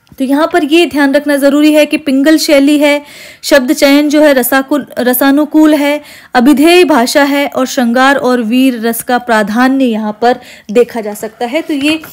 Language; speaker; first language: Hindi; native; Hindi